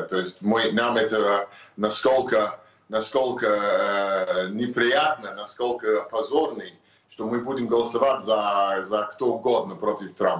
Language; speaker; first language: Russian; non-native, fluent; English